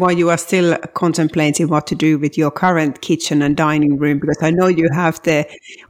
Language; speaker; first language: English; non-native, fluent; Finnish